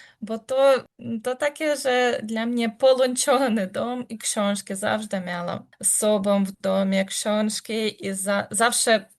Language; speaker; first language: Polish; non-native, learner; Ukrainian